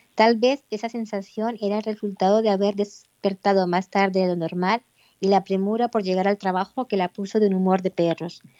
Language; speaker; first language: Spanish; native; Spanish